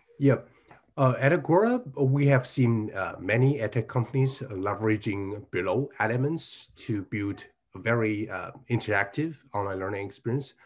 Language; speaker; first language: English; non-native, fluent; Chinese